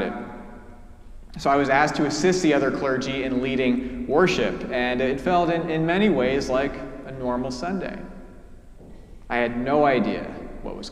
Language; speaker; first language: English; native; English